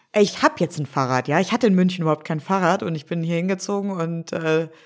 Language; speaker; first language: German; native; German